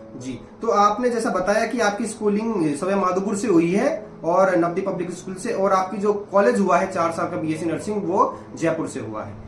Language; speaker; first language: Hindi; native; Hindi